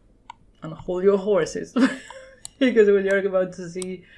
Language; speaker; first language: English; non-native, fluent; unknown